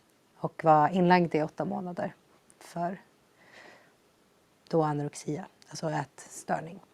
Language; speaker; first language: Swedish; early bilingual, other home language; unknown